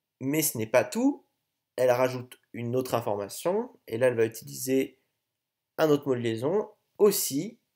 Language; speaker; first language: French; native; French